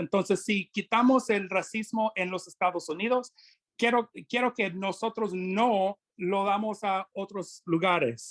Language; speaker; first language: Spanish; non-native, fluent; English